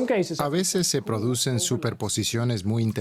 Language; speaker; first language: Spanish; native; Spanish